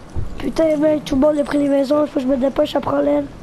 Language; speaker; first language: French; native; French